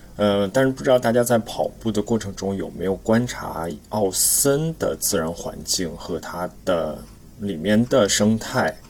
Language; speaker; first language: Chinese; native; Chinese